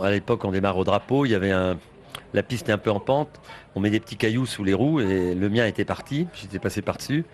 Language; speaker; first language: French; native; French